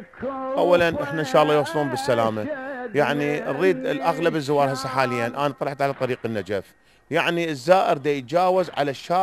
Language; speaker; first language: Arabic; native; Arabic